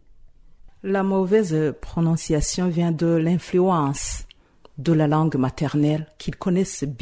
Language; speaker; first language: French; non-native, local second language; Rundi